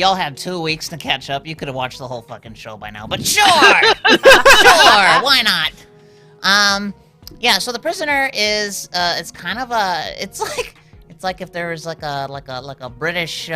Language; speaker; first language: English; native; English